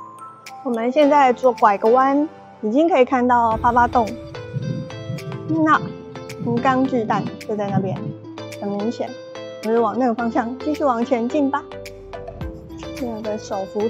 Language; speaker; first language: Chinese; native; Chinese